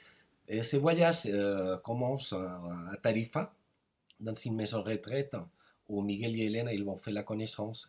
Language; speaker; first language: French; non-native, fluent; Spanish